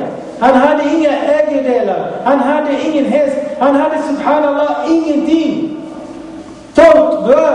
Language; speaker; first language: Swedish; non-native, fluent; Arabic